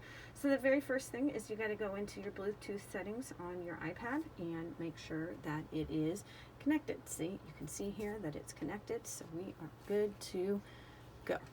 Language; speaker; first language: English; native; English